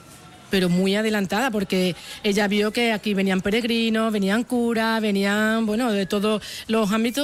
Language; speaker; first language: Spanish; native; Spanish